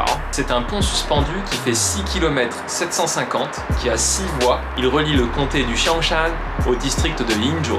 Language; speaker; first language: French; native; French